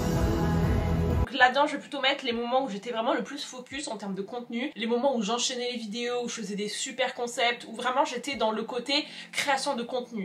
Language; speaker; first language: French; native; French